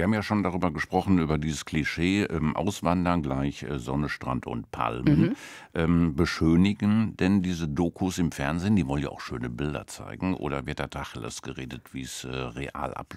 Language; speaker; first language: German; native; German